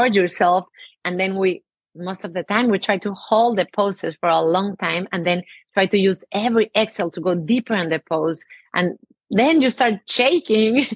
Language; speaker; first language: English; non-native, fluent; Spanish